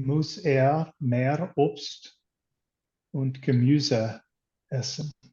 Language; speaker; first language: German; non-native, learner; English